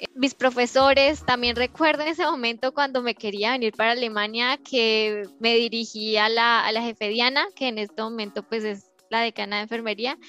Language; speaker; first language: Spanish; native; Spanish